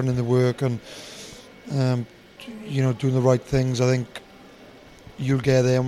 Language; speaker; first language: English; native; English